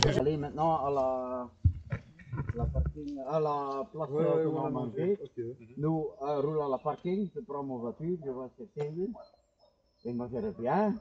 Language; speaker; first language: French; non-native, local second language; Dutch